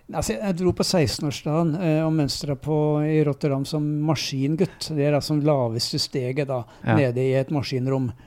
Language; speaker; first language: Norwegian; native; Norwegian